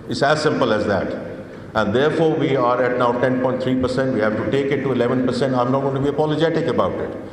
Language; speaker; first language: English; non-native, local second language; Urdu